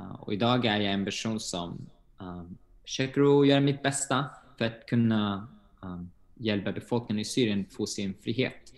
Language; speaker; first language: Swedish; non-native, fluent; Arabic